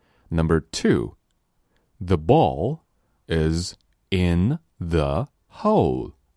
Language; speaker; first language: English; non-native, fluent; Chinese